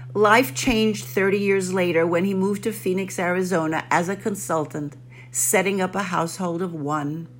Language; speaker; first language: English; early bilingual, other home language; Greek